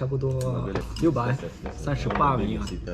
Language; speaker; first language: Chinese; non-native, learner; Swahili